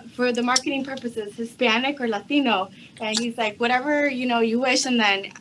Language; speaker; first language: English; native; English